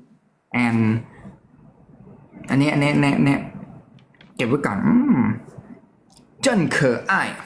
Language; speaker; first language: Chinese; non-native, learner; Thai